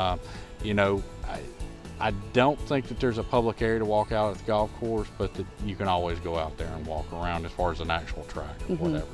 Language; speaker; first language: English; native; English